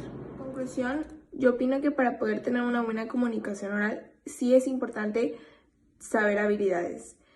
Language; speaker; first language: Spanish; native; Spanish